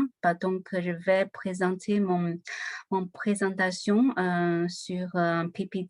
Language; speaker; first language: French; non-native, learner; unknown